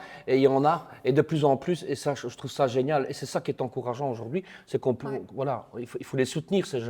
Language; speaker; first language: French; native; French